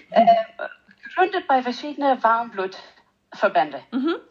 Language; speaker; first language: German; non-native, learner; English